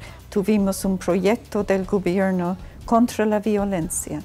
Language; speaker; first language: Spanish; non-native, fluent; English